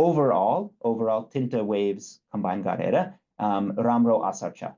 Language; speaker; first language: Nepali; non-native, fluent; English